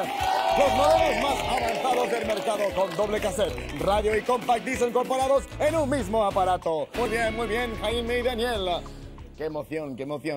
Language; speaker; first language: Spanish; native; Spanish